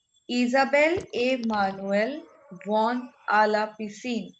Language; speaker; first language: French; non-native, fluent; Hindi